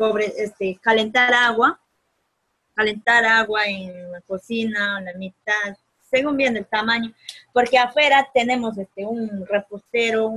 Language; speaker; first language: Spanish; native; Spanish